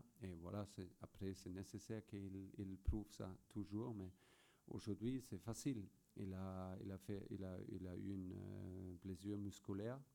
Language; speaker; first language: French; non-native, fluent; German